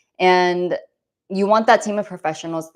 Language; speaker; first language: English; native; English